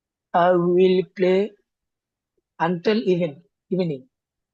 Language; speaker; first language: English; non-native, learner; Bangla